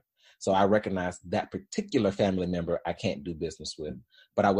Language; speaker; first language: English; native; English